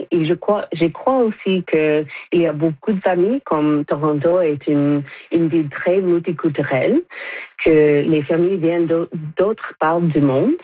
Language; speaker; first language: French; non-native, local second language; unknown